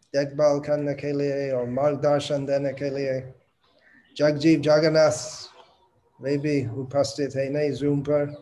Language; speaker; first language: Hindi; non-native, local second language; Bangla